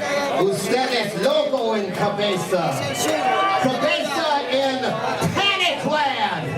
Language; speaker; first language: Spanish; non-native, learner; English